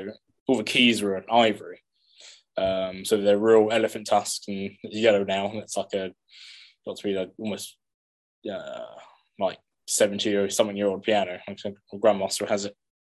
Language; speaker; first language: English; native; English